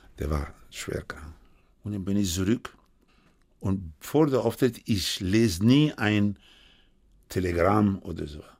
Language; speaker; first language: German; non-native, fluent; Spanish